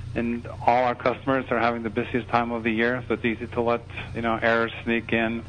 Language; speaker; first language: English; non-native, fluent; Norwegian